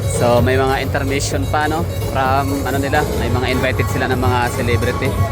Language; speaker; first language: Filipino; non-native, local second language; Cebuano